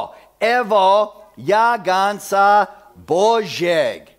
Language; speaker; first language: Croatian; early bilingual, heritage; Croatian